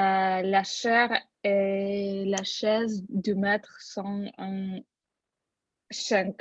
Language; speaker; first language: French; non-native, learner; Russian